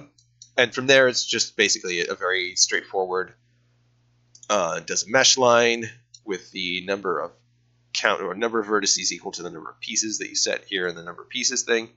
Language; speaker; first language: English; native; English